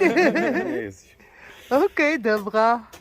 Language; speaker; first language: Polish; non-native, learner; Dutch